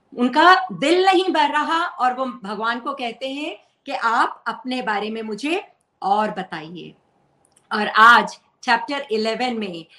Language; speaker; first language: Hindi; native; Hindi